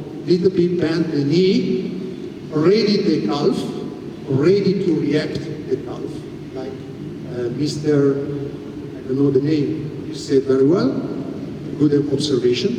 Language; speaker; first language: English; non-native, fluent; Italian